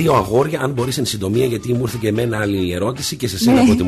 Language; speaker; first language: Greek; native; Greek